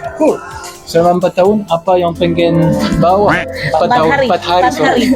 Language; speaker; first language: Indonesian; non-native, fluent; French